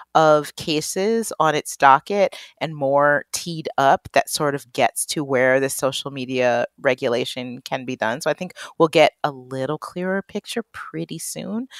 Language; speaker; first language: English; native; English